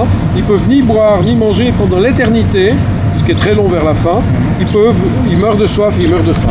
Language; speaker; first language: French; native; French